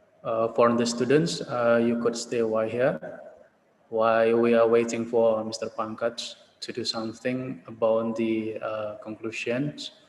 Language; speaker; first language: English; non-native, learner; Indonesian